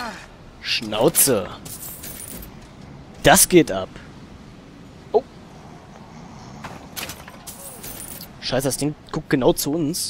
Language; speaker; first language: German; native; German